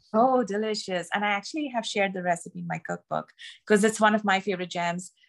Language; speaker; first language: English; non-native, local second language; Gujarati